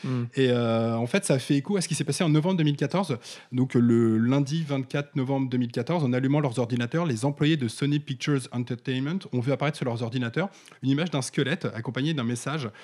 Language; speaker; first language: French; native; French